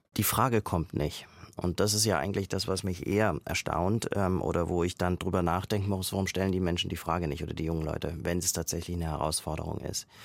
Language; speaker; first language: German; native; German